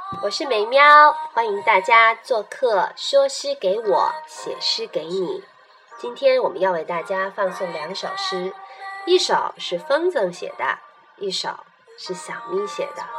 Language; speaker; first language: Chinese; native; Chinese